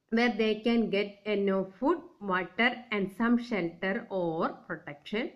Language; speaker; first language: English; non-native, local second language; Malayalam